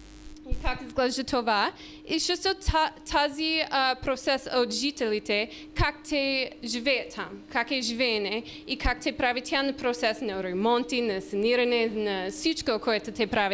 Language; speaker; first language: Bulgarian; non-native, learner; English